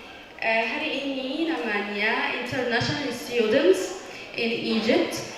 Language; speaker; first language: Indonesian; non-native, fluent; Arabic